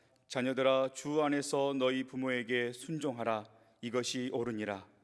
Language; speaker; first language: Korean; native; Korean